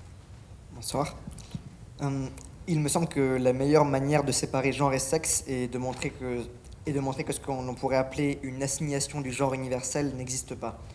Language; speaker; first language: French; native; French